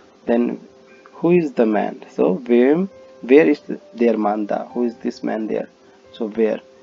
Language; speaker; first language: English; non-native, local second language; Hindi